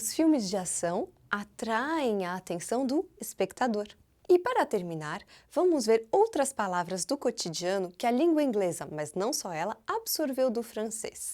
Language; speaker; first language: Portuguese; non-native, fluent; French